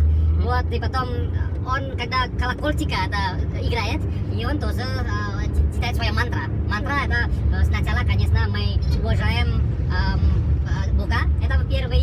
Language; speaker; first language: Russian; non-native, learner; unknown